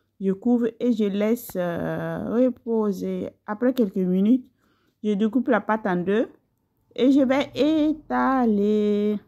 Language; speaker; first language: French; non-native, local second language; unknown